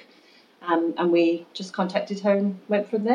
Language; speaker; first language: English; native; English